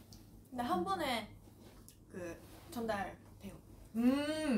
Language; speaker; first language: Korean; non-native, learner; Japanese